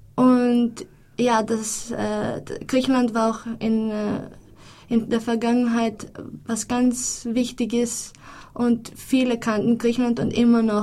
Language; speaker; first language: German; non-native, fluent; Greek